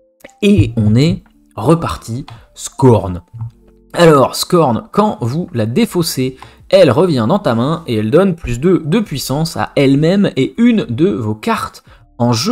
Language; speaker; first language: French; native; French